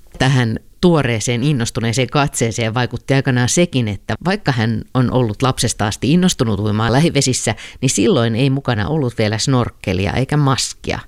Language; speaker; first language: Finnish; native; Finnish